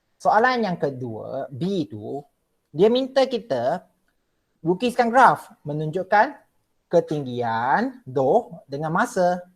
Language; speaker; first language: Malay; non-native, local second language; Chinese